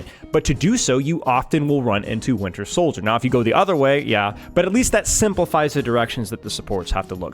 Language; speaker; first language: English; native; English